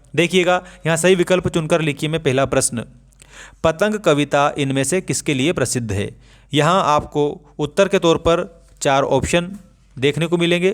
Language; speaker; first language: Hindi; native; Hindi